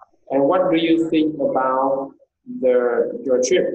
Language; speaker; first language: English; non-native, fluent; Vietnamese